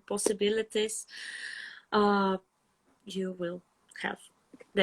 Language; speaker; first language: English; non-native, fluent; Russian